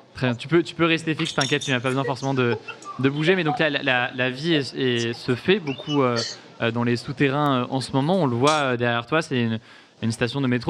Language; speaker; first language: French; native; French